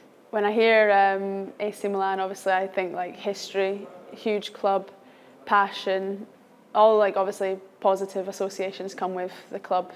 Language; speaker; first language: English; native; English